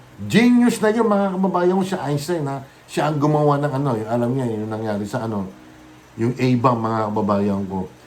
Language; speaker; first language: Filipino; non-native, local second language; Bikol